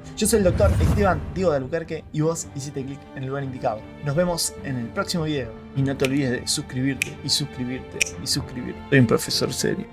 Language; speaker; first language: Spanish; native; Spanish